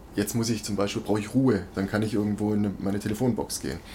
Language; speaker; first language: German; native; German